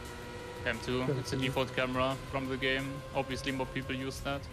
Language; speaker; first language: English; non-native, fluent; German